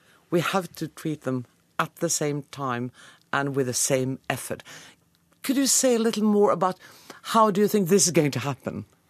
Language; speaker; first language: English; non-native, fluent; Norwegian